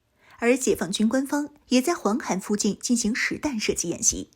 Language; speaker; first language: Chinese; native; Chinese